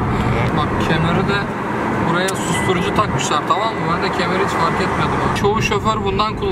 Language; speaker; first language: Turkish; native; Turkish